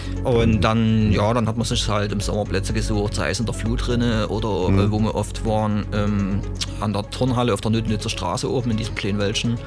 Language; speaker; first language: German; native; German